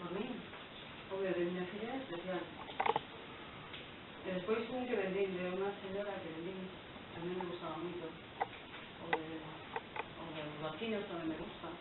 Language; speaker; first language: Spanish; non-native, local second language; Galician